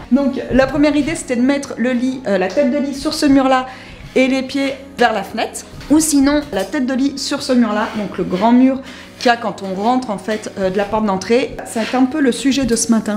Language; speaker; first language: French; native; French